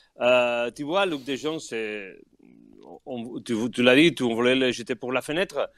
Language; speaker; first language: French; non-native, learner; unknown